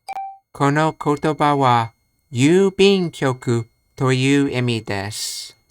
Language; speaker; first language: Japanese; non-native, learner; English